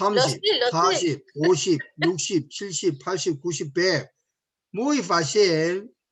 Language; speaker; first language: Spanish; non-native, learner; Korean